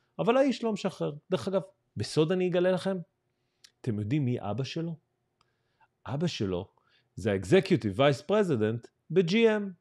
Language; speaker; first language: Hebrew; native; Hebrew